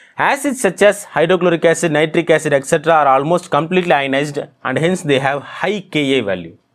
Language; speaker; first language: English; non-native, local second language; Tamil